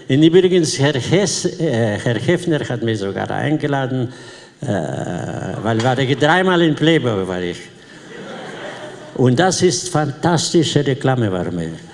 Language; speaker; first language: German; non-native, learner; Slovenian